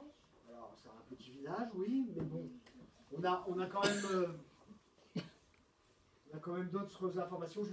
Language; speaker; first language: French; native; French